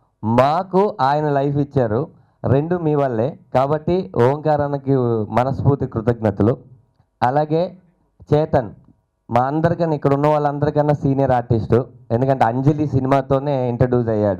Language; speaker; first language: Telugu; native; Telugu